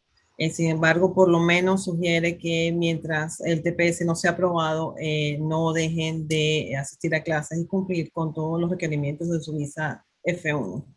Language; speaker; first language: Spanish; native; Spanish